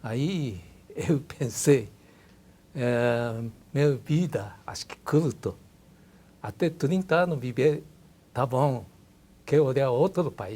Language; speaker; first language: Portuguese; non-native, learner; Japanese